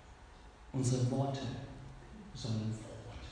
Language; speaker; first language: German; non-native, fluent; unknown